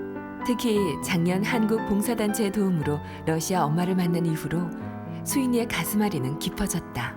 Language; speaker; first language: Korean; native; Korean